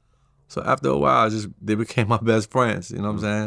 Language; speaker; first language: English; native; English